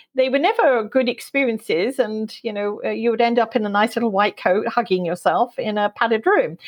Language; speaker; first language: English; native; English